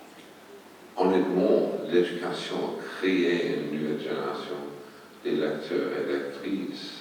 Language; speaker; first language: French; non-native, fluent; English